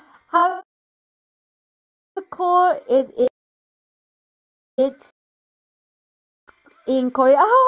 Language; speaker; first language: English; non-native, learner; Japanese